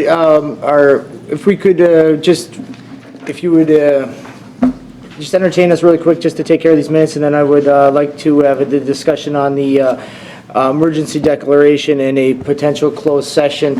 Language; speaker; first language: English; native; English